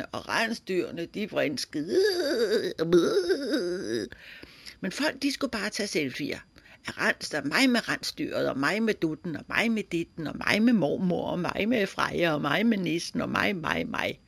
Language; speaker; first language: Danish; native; Danish